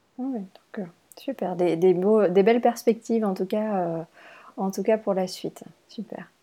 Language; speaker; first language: French; native; French